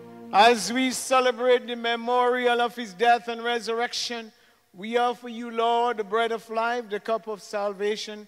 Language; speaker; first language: English; native; English